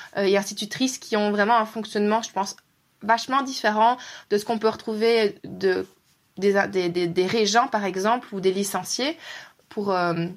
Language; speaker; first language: French; native; French